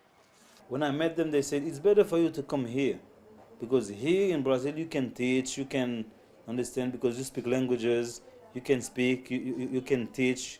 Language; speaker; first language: English; non-native, fluent; Haitian Creole